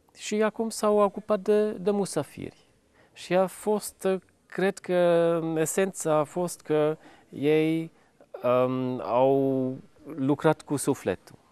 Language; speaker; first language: Romanian; non-native, fluent; Hungarian